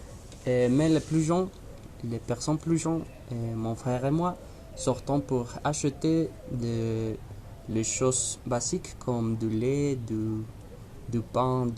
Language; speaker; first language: French; non-native, learner; Spanish